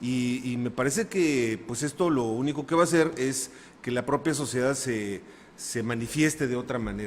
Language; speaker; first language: Spanish; native; Spanish